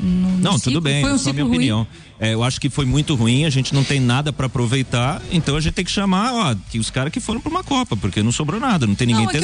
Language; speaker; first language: Portuguese; native; Portuguese